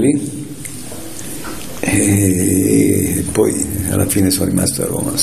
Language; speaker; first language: Italian; native; Italian